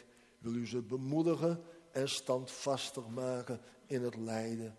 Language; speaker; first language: Dutch; native; Dutch